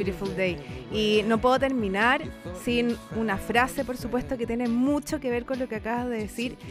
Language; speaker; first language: Spanish; native; Spanish